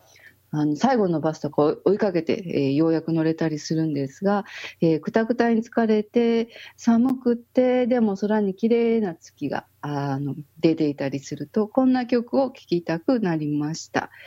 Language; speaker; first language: Japanese; native; Japanese